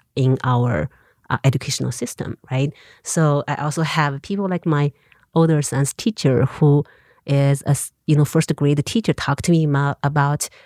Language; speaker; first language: English; non-native, fluent; Chinese